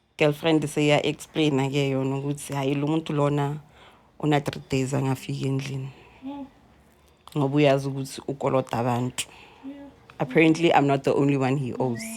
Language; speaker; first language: Zulu; native; Zulu